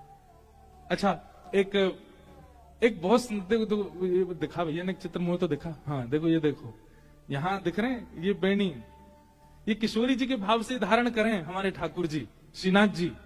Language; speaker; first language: Hindi; native; Hindi